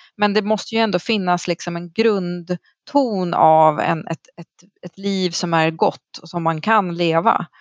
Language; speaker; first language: Swedish; native; Swedish